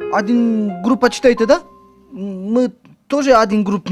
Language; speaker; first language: Russian; non-native, local second language; Kyrgyz